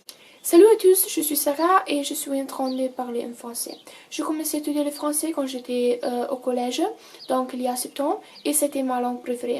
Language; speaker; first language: French; non-native, fluent; Italian